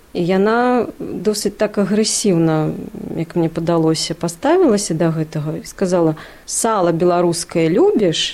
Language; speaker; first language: Belarusian; non-native, local second language; Russian